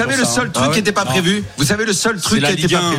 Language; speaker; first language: French; native; French